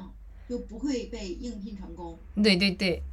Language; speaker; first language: Chinese; non-native, learner; Japanese